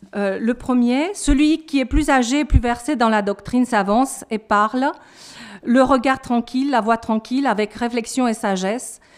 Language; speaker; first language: French; non-native, fluent; Romanian